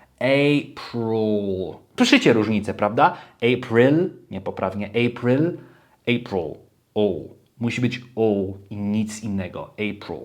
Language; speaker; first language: Polish; early bilingual, heritage; Polish